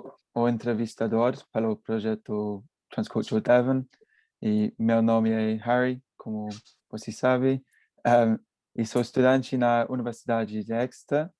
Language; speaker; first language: Portuguese; non-native, learner; English